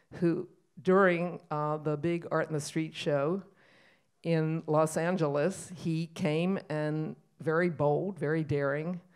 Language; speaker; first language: English; native; English